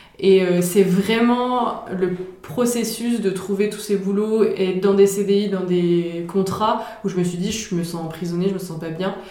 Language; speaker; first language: French; native; French